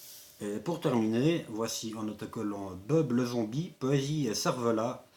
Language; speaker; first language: French; native; French